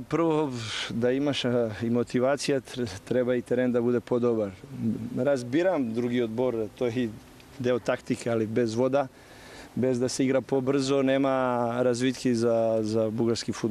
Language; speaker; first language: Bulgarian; non-native, learner; Bosnian